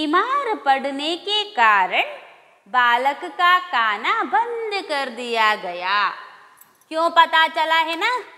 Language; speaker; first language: Hindi; non-native, local second language; Kannada